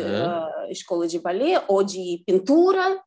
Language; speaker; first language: Portuguese; non-native, fluent; Russian